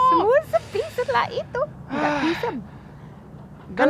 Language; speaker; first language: Indonesian; non-native, fluent; English